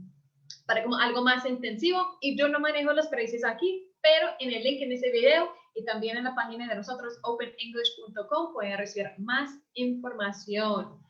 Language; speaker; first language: Spanish; early bilingual, heritage; English